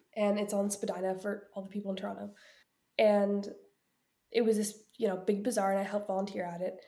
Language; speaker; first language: English; early bilingual, other home language; Ukrainian